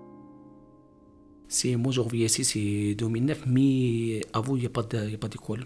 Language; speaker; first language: French; non-native, learner; Arabic